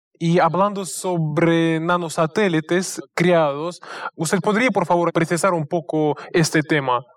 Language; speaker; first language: Spanish; non-native, fluent; Russian